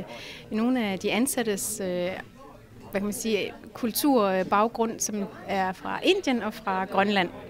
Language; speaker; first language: Danish; native; Danish